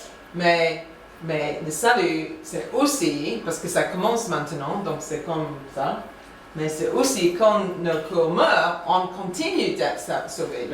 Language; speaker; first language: French; non-native, fluent; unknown